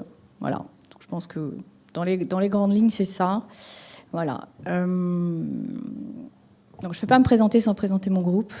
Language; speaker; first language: French; native; French